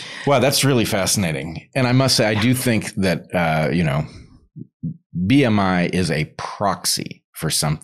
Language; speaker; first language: English; native; English